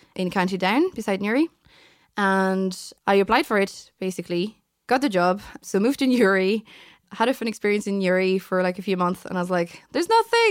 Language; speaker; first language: English; non-native, fluent; French